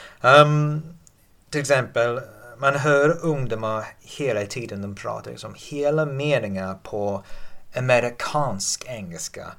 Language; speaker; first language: Swedish; non-native, learner; English